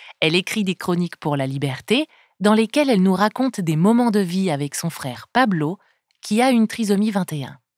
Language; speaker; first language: French; native; French